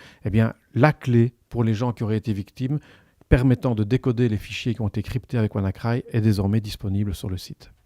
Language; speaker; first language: French; native; French